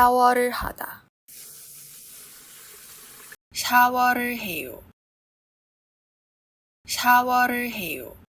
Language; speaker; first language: Korean; non-native, fluent; Chinese